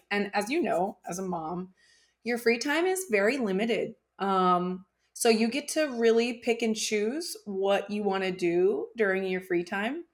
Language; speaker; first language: English; early bilingual, other home language; German